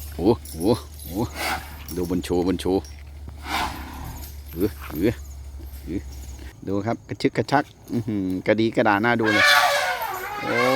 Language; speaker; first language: Thai; native; Thai